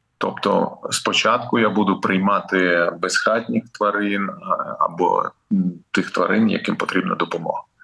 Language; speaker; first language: Ukrainian; non-native, local second language; Russian